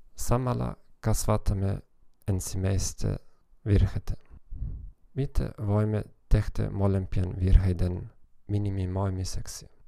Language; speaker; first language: Finnish; non-native, learner; German